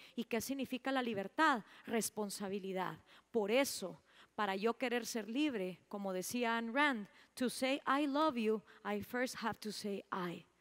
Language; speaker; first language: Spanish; native; Spanish